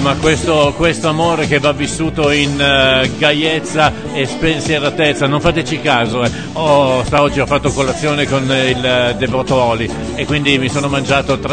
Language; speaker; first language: Italian; native; Italian